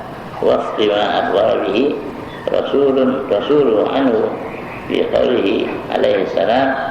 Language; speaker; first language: Arabic; non-native, fluent; Indonesian